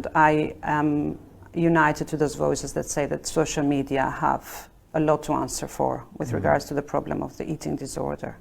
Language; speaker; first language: English; non-native, fluent; Albanian